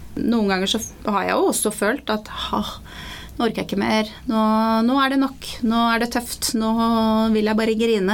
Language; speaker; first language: Norwegian; early bilingual, other home language; Persian